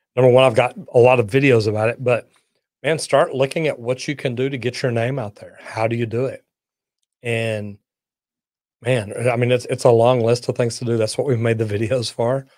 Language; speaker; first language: English; native; English